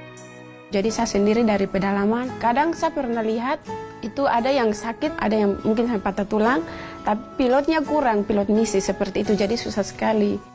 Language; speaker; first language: Indonesian; non-native, local second language; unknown